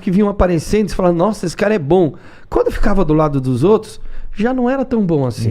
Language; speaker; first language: Portuguese; native; Portuguese